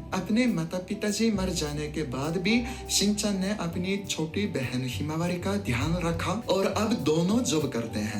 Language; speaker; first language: Hindi; non-native, fluent; Japanese